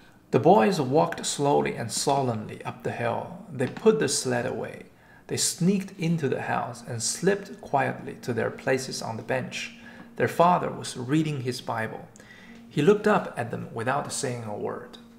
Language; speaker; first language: English; non-native, fluent; Chinese